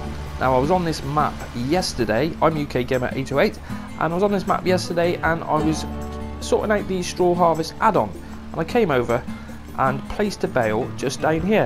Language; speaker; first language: English; native; English